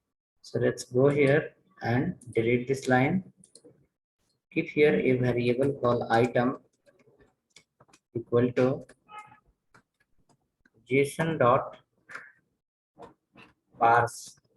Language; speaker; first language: English; non-native, local second language; Telugu